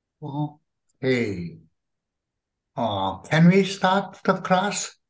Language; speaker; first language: English; non-native, learner; Korean